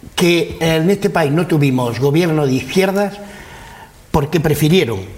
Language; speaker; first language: Spanish; non-native, local second language; Catalan